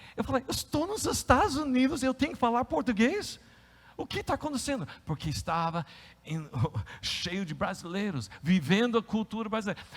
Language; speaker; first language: Portuguese; non-native, fluent; English